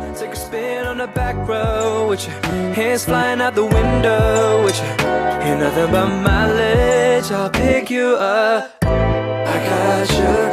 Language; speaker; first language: English; early bilingual, other home language; Filipino